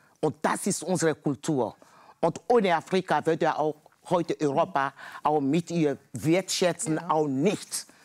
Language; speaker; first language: German; non-native, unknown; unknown